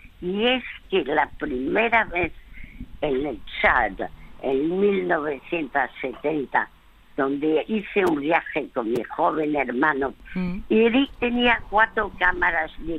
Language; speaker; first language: Spanish; early bilingual, other home language; French